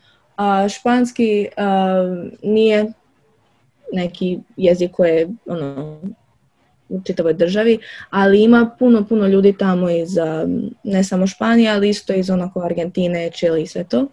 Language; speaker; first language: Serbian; early bilingual, other home language; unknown